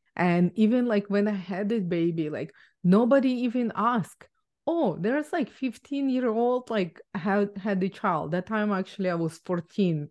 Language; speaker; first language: English; non-native, fluent; Ukrainian